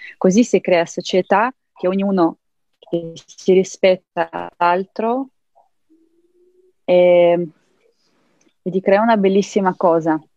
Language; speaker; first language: Italian; non-native, fluent; Ukrainian